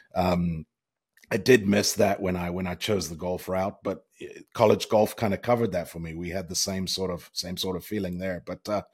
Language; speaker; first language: English; native; English